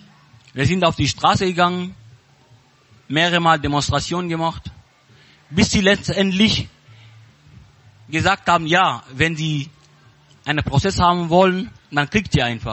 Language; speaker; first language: German; non-native, learner; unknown